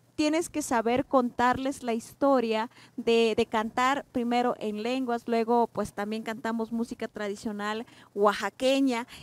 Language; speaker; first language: Spanish; non-native, local second language; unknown